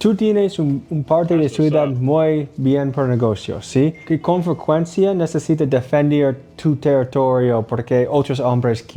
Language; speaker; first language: Spanish; non-native, learner; English